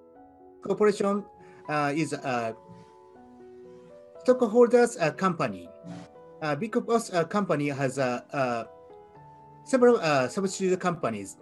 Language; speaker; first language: English; non-native, learner; Japanese